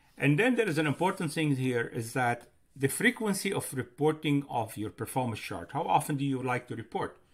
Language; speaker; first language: English; non-native, fluent; Arabic